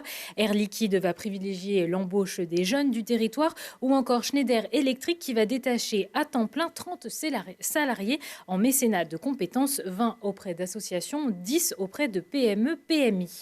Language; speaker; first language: French; native; French